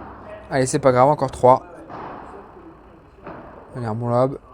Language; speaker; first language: French; native; French